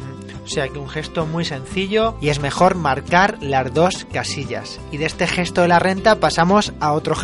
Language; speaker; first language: Spanish; native; Spanish